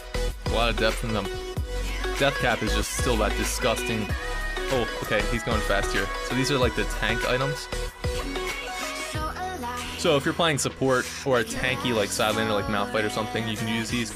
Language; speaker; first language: English; native; English